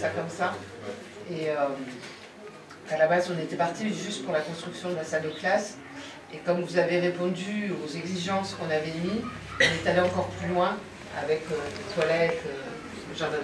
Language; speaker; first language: French; native; French